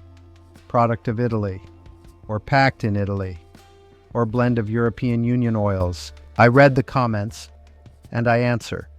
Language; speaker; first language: English; non-native, fluent; Italian